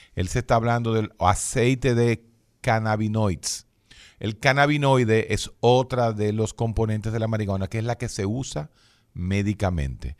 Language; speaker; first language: Spanish; native; Spanish